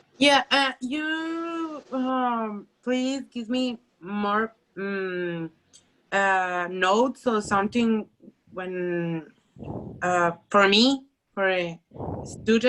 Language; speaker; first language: English; non-native, learner; Spanish